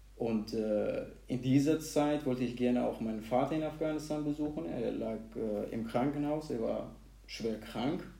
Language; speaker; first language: German; non-native, fluent; Persian